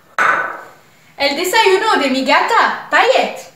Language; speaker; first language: Spanish; non-native, learner; French